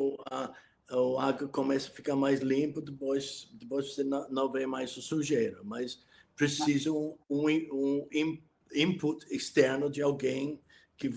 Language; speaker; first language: Portuguese; non-native, fluent; English